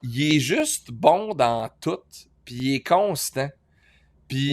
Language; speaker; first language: French; native; French